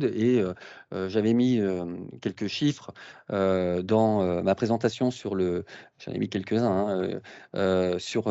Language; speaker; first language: French; native; French